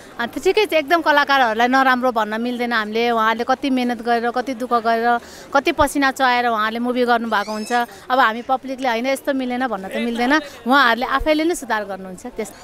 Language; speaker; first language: Nepali; native; Nepali